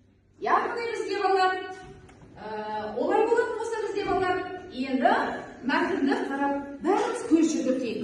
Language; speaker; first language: Kazakh; native; Kazakh